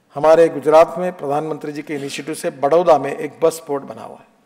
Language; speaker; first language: Hindi; non-native, local second language; Marathi